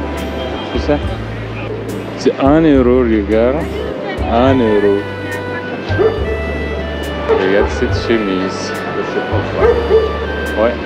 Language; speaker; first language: French; non-native, fluent; Turkish